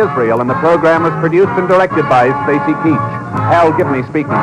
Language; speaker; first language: English; native; English